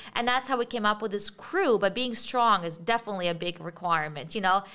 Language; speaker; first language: English; early bilingual, other home language; Russian